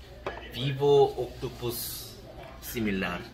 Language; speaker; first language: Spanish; non-native, learner; Korean